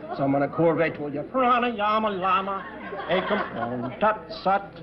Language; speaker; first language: English; non-native, fluent; Dutch